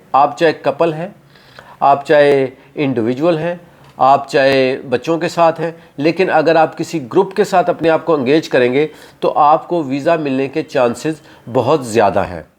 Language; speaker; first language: Urdu; non-native, local second language; Punjabi